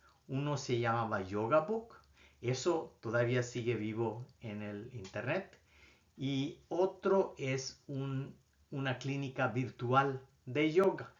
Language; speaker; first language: Spanish; non-native, fluent; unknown